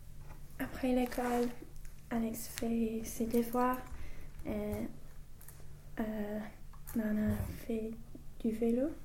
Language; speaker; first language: French; non-native, learner; English